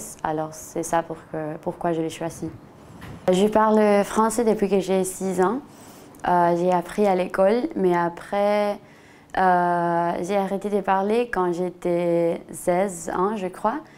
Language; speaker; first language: French; non-native, fluent; Spanish